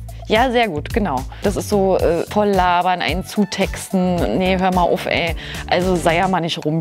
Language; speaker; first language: German; native; German